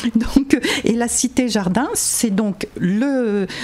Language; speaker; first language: French; native; French